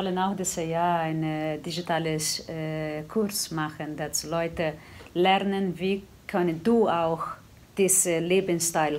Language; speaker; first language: German; non-native, learner; Portuguese